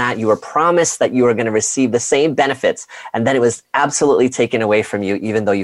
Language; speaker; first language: English; native; English